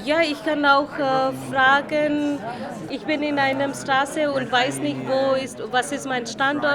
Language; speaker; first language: German; non-native, learner; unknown